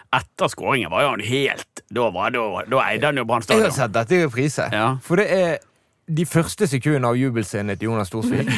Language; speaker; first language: Norwegian; native; Norwegian